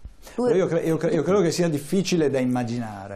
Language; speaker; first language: Italian; native; Italian